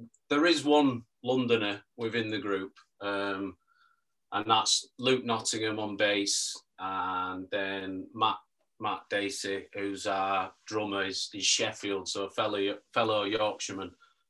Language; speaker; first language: English; native; English